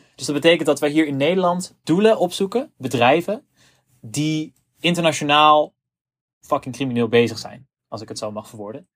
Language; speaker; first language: Dutch; native; Dutch